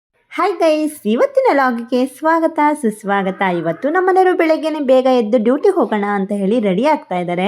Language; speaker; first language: Kannada; native; Kannada